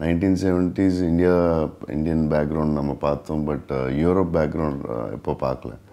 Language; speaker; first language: Tamil; non-native, learner; Telugu